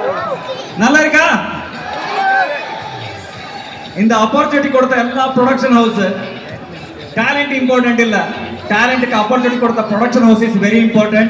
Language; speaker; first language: Tamil; non-native, learner; Kannada